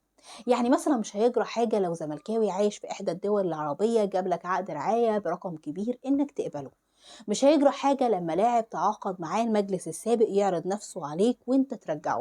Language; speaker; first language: Arabic; native; Arabic